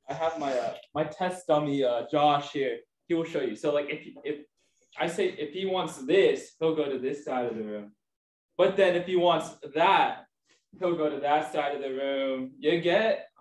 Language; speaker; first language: English; native; English